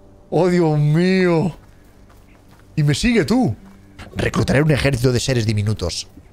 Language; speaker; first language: Spanish; native; Spanish